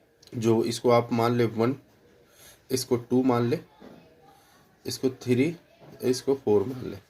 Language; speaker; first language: Hindi; native; Hindi